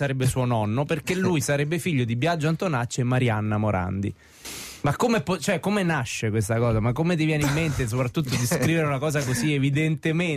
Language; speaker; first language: Italian; native; Italian